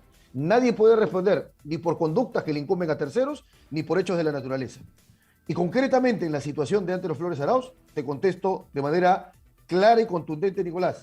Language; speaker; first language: Spanish; native; Spanish